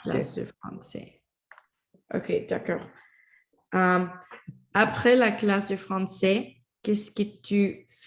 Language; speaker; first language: French; non-native, learner; Spanish